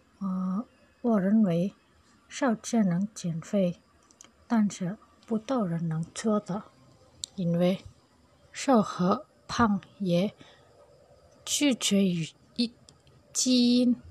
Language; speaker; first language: Chinese; non-native, learner; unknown